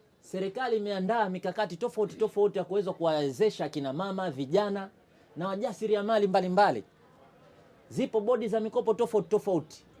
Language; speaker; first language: Swahili; native; Swahili